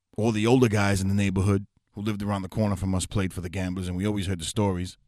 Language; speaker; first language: English; native; English